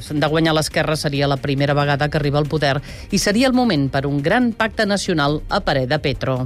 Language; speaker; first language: Catalan; native; Catalan